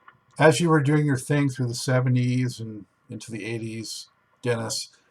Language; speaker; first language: English; native; English